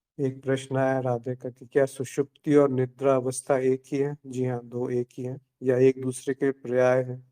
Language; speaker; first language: Hindi; native; Hindi